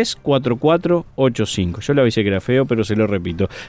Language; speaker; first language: Spanish; native; Spanish